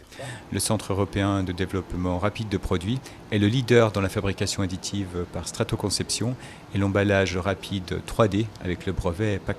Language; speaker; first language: French; native; French